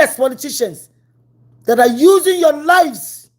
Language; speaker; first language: English; non-native, local second language; Yoruba